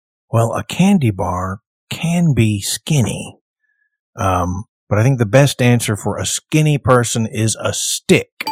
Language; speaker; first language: English; native; English